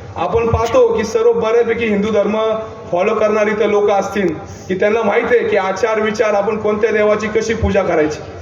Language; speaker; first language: Marathi; native; Marathi